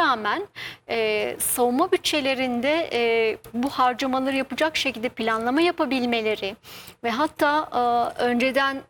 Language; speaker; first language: Turkish; native; Turkish